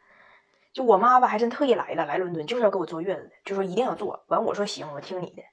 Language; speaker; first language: Chinese; native; Chinese